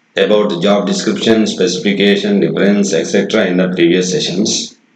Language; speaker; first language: English; non-native, local second language; Kannada